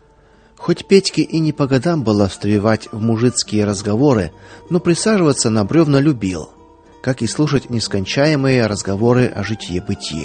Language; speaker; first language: Russian; native; Russian